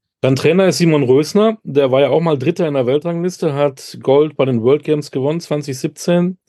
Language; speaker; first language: German; native; German